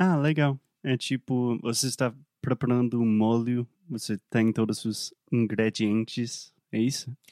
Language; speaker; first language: Portuguese; non-native, fluent; English